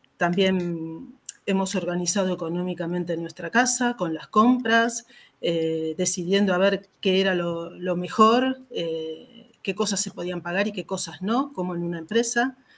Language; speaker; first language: Spanish; native; Spanish